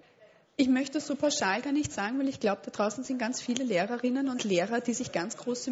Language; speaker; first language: German; native; German